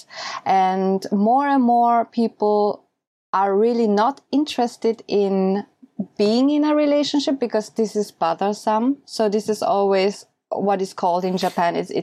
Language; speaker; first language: English; non-native, fluent; German